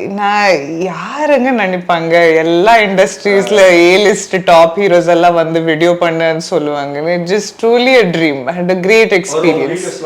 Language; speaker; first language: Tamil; non-native, learner; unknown